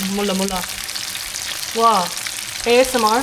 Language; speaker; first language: Korean; non-native, learner; German